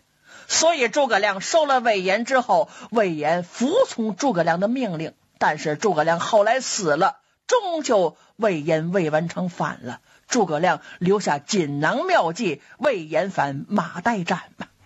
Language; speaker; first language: Chinese; native; Chinese